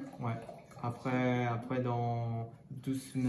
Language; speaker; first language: French; non-native, learner; Japanese